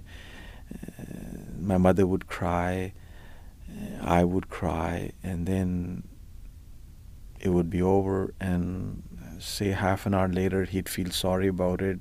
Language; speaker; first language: English; non-native, local second language; Punjabi